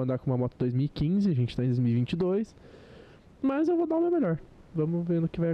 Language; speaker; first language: Portuguese; native; Portuguese